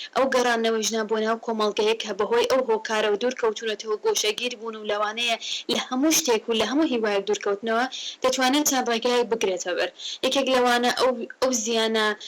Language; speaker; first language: Central Kurdish; native; Central Kurdish